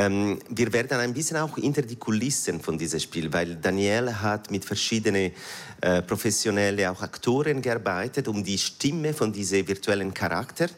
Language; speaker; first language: German; non-native, fluent; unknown